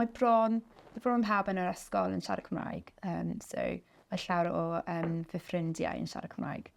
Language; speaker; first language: Welsh; non-native, learner; English